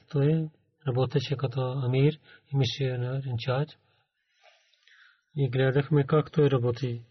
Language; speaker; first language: Bulgarian; non-native, learner; Urdu